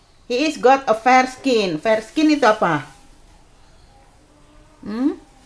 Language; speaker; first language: English; non-native, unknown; Indonesian